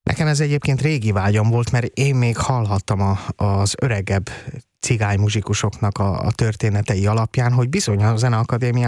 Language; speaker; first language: Hungarian; native; Hungarian